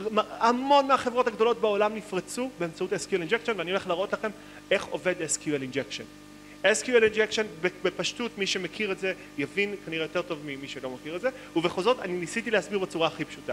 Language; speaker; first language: Hebrew; native; Hebrew